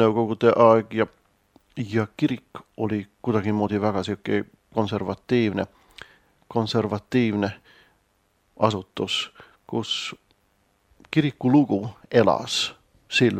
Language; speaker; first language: Estonian; non-native, fluent; Swedish